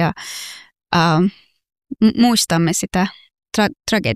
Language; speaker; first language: Finnish; non-native, fluent; Persian